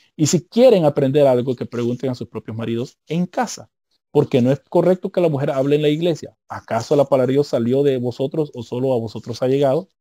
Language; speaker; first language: Spanish; native; Spanish